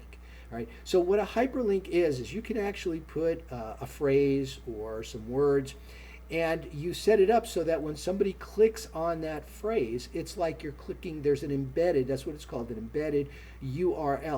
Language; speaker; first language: English; native; English